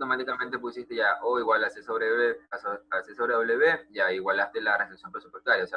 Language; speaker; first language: Spanish; native; Spanish